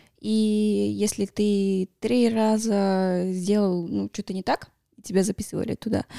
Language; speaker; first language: Russian; non-native, fluent; Spanish